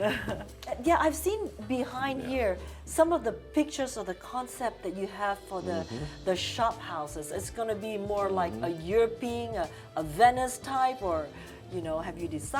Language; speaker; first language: English; non-native, fluent; Vietnamese